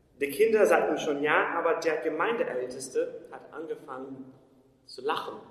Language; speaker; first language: German; non-native, fluent; Portuguese